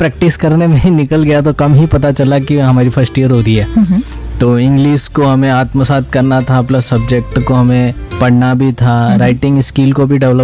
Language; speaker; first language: Hindi; native; Hindi